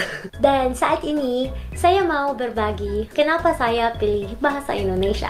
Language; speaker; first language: Indonesian; non-native, learner; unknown